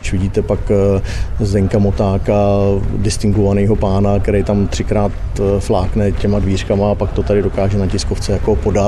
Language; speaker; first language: Czech; native; Czech